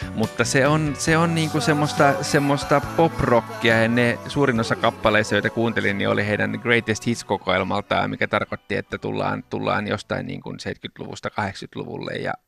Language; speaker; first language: Finnish; early bilingual, other home language; Japanese